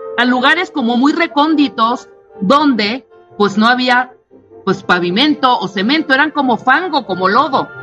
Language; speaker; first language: Spanish; native; Spanish